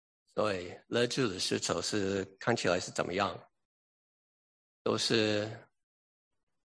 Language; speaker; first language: Chinese; early bilingual, heritage; English